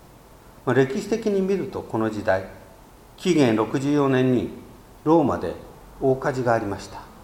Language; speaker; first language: Japanese; native; Japanese